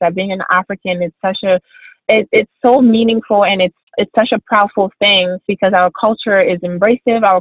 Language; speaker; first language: English; early bilingual, other home language; French